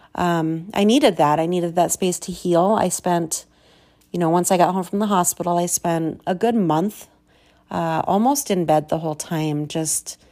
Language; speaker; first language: English; native; English